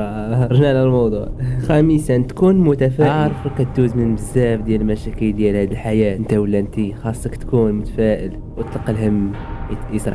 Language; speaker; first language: Arabic; native; Arabic